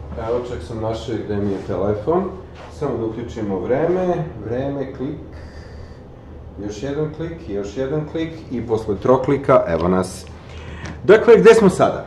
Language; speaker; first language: Serbian; native; Serbian